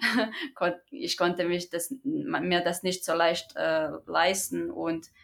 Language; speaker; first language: German; non-native, fluent; Croatian